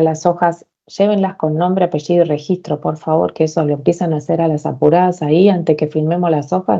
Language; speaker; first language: Spanish; native; Spanish